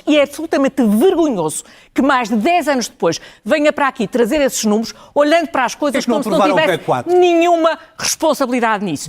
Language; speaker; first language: Portuguese; native; Portuguese